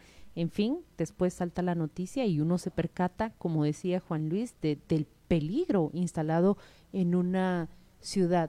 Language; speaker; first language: Spanish; native; Spanish